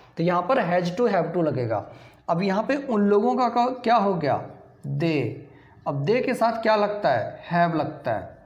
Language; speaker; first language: Hindi; native; Hindi